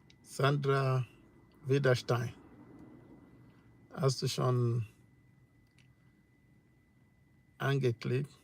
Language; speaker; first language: German; non-native, learner; English